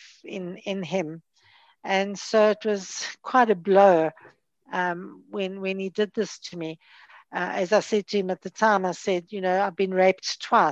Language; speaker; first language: English; native; English